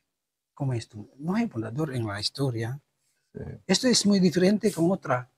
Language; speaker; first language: Spanish; non-native, learner; Indonesian